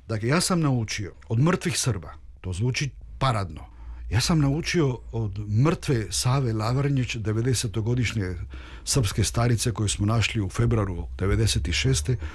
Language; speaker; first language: Serbian; early bilingual, heritage; Croatian